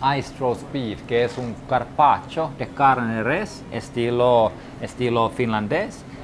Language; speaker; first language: Spanish; non-native, learner; Finnish